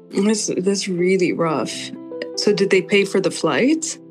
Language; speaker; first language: English; non-native, fluent; Arabic